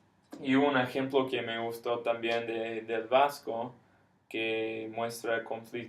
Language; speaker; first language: Spanish; non-native, fluent; English